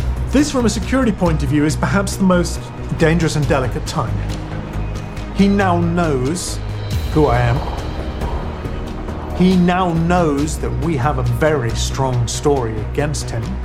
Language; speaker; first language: English; native; English